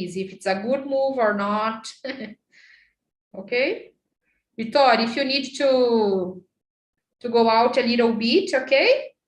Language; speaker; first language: English; non-native, fluent; Portuguese